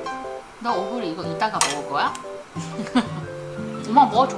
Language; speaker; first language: Korean; non-native, fluent; Chinese